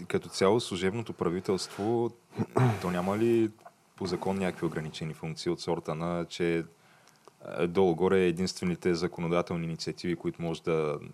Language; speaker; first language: Bulgarian; native; Bulgarian